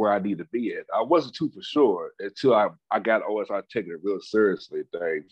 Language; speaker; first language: English; native; English